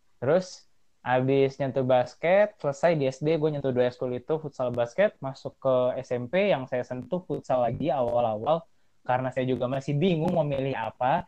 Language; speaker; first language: Indonesian; native; Indonesian